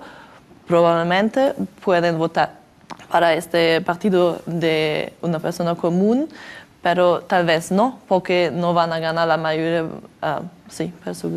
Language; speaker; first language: Spanish; non-native, learner; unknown